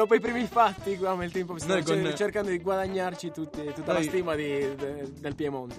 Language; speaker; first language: Italian; native; Italian